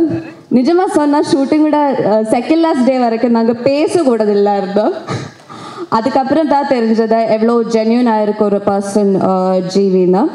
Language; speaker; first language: Tamil; non-native, learner; Malayalam